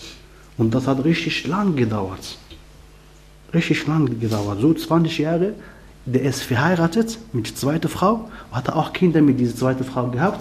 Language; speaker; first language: German; non-native, learner; Arabic